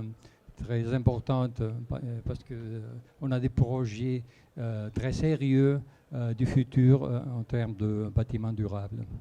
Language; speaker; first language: French; non-native, fluent; Spanish